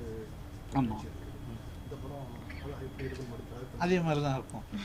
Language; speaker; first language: Tamil; native; Tamil